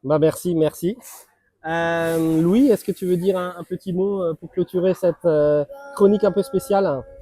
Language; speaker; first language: French; native; French